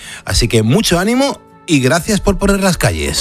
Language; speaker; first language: Spanish; native; Spanish